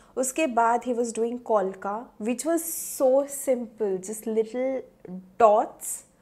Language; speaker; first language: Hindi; non-native, local second language; Bangla